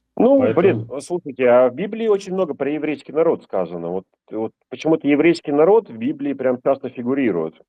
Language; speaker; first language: Russian; native; Russian